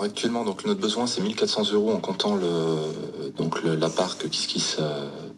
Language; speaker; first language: French; native; French